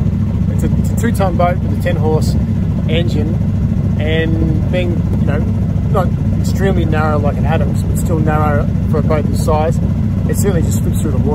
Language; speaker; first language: English; native; English